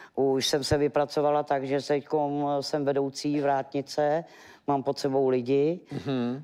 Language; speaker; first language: Czech; native; Czech